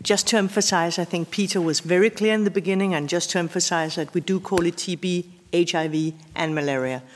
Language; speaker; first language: English; non-native, fluent; Danish